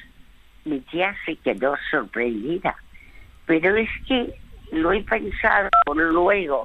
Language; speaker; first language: Spanish; early bilingual, other home language; French